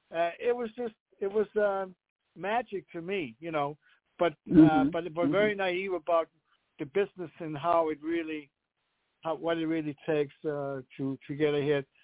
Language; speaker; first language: English; non-native, fluent; Danish